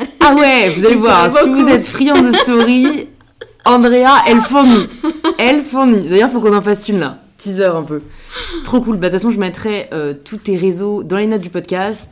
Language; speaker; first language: French; native; French